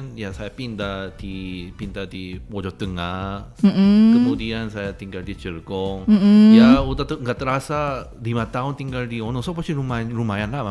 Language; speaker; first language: Indonesian; non-native, fluent; Korean